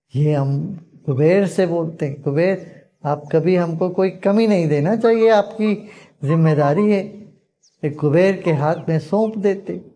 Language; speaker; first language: Hindi; non-native, local second language; Tamil